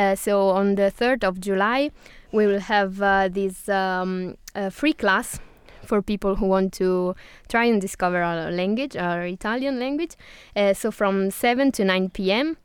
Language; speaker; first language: English; non-native, fluent; Italian